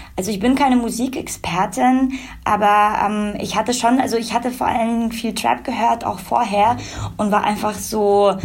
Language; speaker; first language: German; early bilingual, other home language; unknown